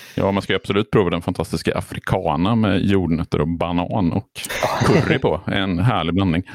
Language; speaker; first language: Swedish; native; Swedish